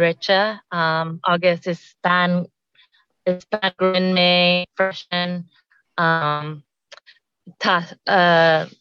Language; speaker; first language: Irish; non-native, learner; English